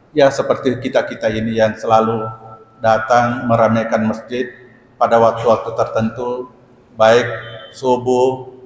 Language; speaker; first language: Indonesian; native; Indonesian